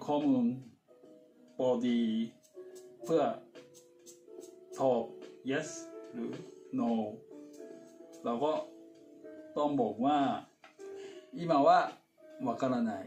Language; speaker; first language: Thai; non-native, fluent; Japanese